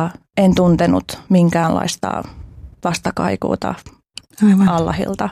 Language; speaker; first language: Finnish; early bilingual, other home language; Albanian